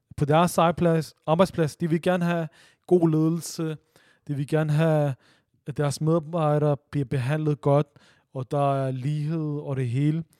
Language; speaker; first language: Danish; early bilingual, other home language; Urdu